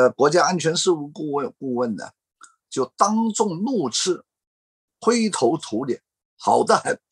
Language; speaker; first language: Chinese; non-native, fluent; Cantonese